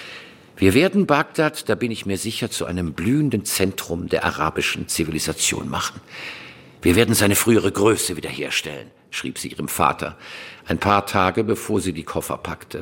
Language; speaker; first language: German; native; German